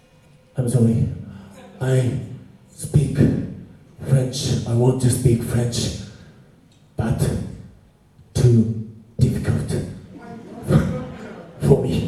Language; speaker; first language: English; non-native, learner; Japanese